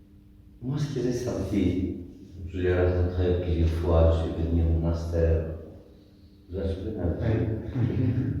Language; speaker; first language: French; non-native, fluent; Greek